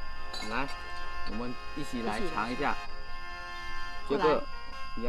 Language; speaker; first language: Chinese; non-native, fluent; Lao